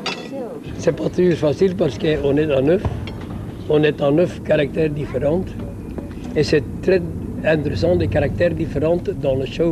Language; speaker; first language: French; non-native, local second language; Dutch